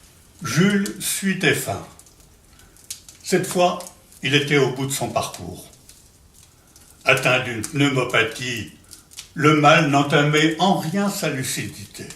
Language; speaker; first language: French; native; French